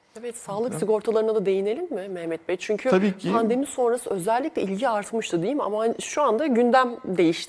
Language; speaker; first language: Turkish; native; Turkish